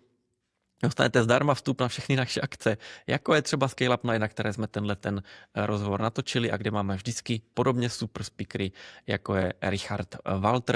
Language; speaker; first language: Czech; native; Czech